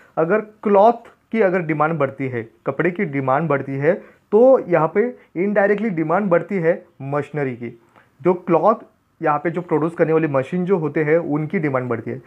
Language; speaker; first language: Hindi; non-native, local second language; Marathi